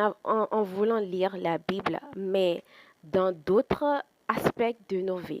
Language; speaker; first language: French; non-native, fluent; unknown